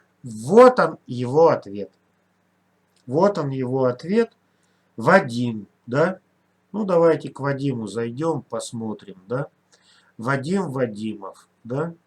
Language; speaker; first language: Russian; native; Russian